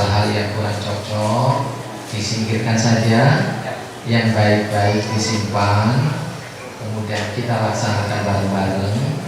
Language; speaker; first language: Indonesian; non-native, local second language; Javanese